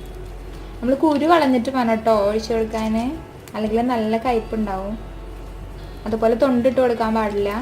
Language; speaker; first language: Malayalam; native; Malayalam